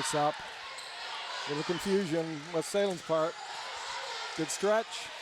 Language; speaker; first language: English; native; English